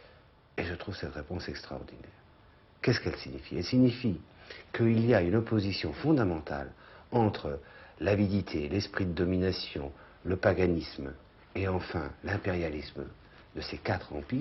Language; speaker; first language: French; native; French